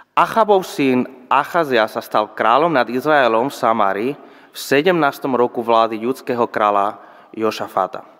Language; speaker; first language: Slovak; non-native, fluent; Spanish